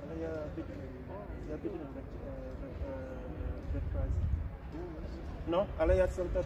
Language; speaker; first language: Czech; non-native, learner; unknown